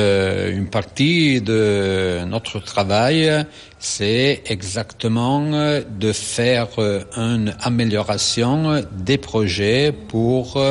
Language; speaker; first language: French; non-native, fluent; Italian